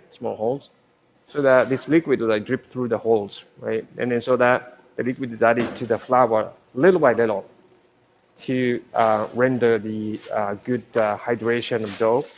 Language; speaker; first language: English; non-native, fluent; Japanese